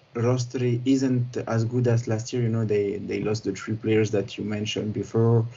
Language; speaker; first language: English; non-native, fluent; French